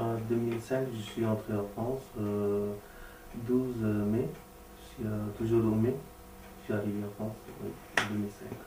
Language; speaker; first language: French; non-native, learner; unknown